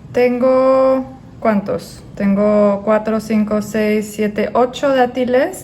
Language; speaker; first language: Spanish; non-native, fluent; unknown